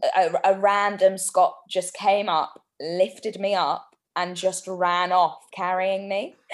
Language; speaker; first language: English; native; English